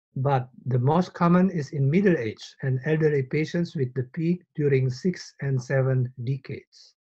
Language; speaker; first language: English; non-native, fluent; Indonesian